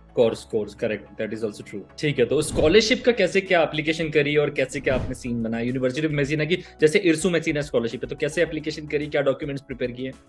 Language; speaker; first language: Hindi; native; Hindi